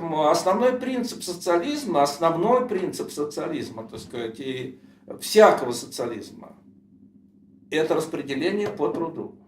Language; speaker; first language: Russian; native; Russian